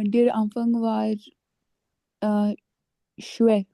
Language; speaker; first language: German; non-native, learner; Urdu